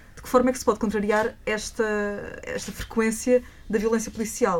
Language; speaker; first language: Portuguese; native; Portuguese